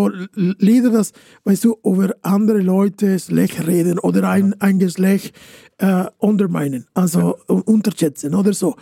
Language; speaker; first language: German; non-native, fluent; Spanish